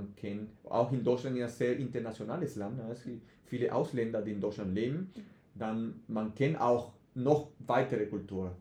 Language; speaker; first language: German; non-native, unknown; Spanish